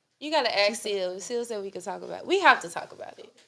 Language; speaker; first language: English; native; English